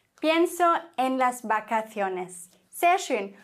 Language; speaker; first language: Spanish; non-native, fluent; German